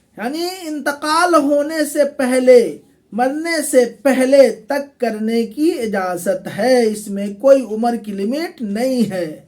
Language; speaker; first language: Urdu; native; Urdu